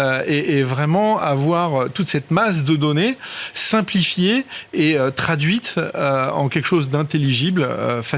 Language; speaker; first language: French; native; French